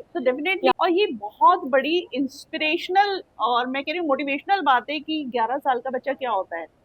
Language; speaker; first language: Hindi; native; Hindi